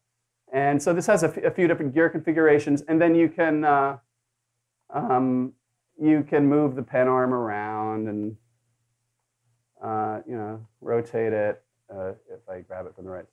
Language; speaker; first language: English; native; English